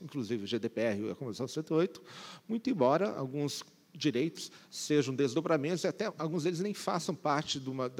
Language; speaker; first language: Portuguese; native; Portuguese